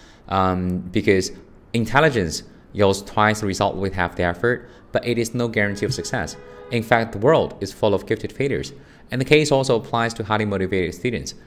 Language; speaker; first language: English; non-native, fluent; Chinese